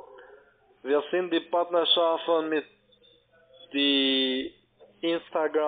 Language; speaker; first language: German; non-native, learner; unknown